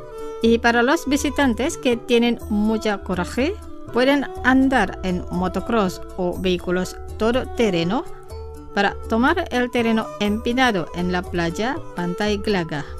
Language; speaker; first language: Spanish; non-native, fluent; Indonesian